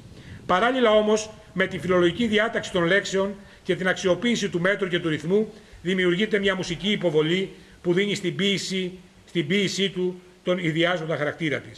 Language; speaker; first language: Greek; native; Greek